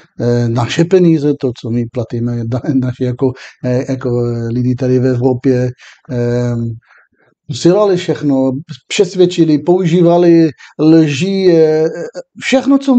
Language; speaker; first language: Czech; non-native, fluent; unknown